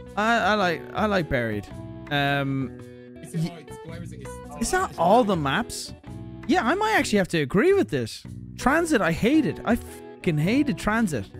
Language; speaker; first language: English; native; English